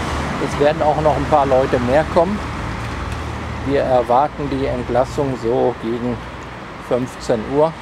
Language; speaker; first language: German; native; German